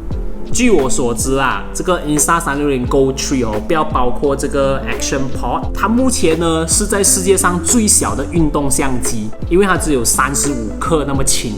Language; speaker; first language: Chinese; native; Chinese